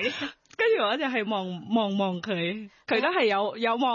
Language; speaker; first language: Cantonese; non-native, learner; Thai